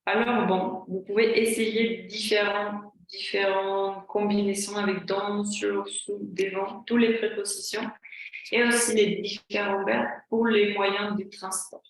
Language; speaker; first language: French; non-native, fluent; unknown